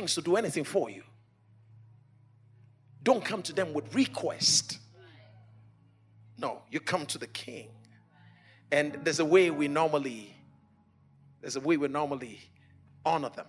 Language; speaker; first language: English; non-native, local second language; Yoruba